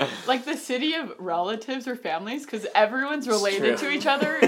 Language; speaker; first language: English; native; English